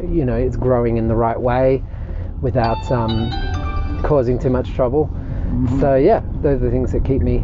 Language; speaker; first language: English; native; English